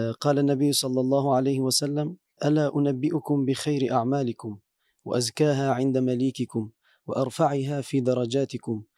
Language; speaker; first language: Arabic; non-native, fluent; Turkish